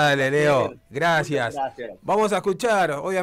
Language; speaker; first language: Spanish; native; Spanish